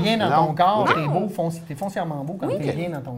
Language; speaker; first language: French; native; French